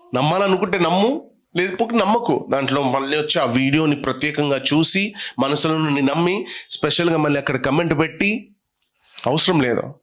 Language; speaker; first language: Telugu; non-native, local second language; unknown